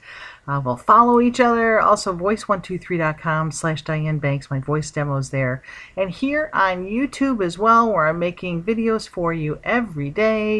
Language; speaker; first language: English; native; English